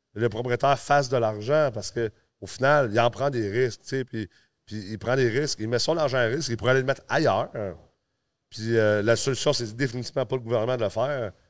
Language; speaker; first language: French; early bilingual, other home language; English